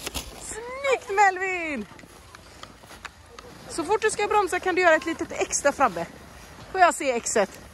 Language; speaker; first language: Swedish; native; Swedish